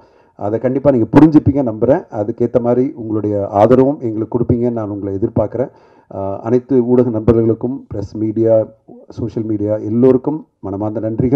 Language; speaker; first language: Tamil; native; Tamil